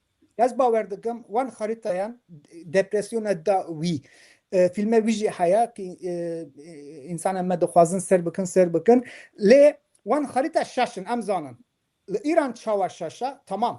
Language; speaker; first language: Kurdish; non-native, local second language; Turkish